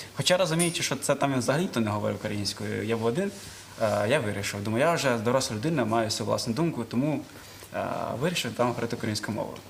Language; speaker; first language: Ukrainian; non-native, local second language; Russian